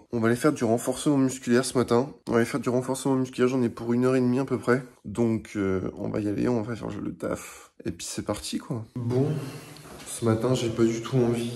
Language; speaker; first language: French; native; French